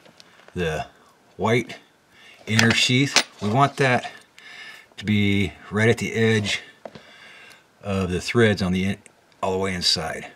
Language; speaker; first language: English; native; English